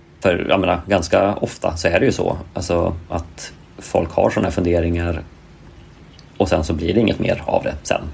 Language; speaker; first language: Swedish; native; Swedish